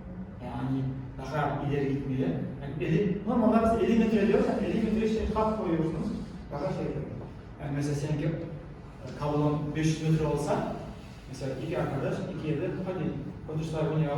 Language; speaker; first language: Turkish; non-native, learner; Kazakh